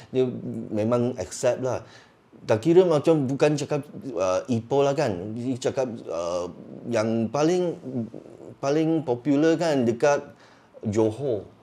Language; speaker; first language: Malay; non-native, local second language; Cantonese